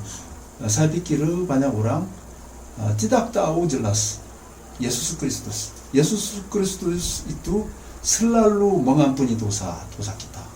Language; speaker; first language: Indonesian; non-native, fluent; Korean